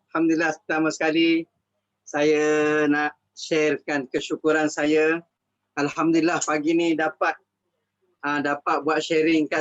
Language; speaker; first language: Malay; native; Malay